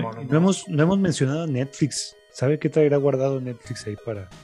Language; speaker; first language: Spanish; native; Spanish